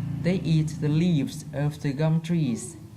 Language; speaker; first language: English; non-native, fluent; Vietnamese